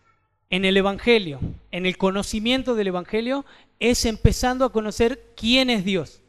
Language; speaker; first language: Spanish; native; Spanish